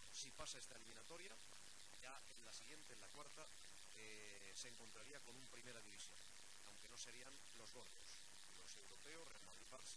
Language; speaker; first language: Spanish; native; Spanish